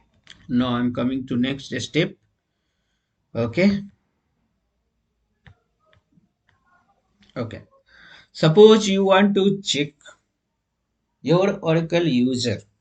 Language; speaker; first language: English; non-native, local second language; Hindi